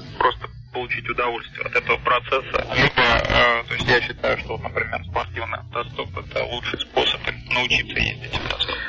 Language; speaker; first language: Russian; native; Russian